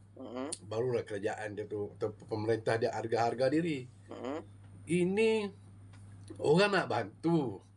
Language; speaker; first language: Malay; native; Malay